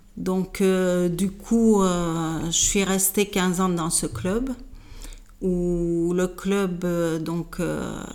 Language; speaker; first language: French; non-native, fluent; Hungarian